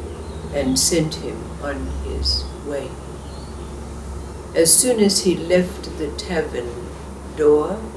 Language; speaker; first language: English; native; English